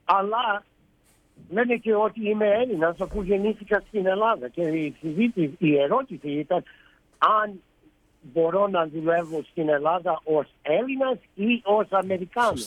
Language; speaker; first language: Greek; early bilingual, heritage; Greek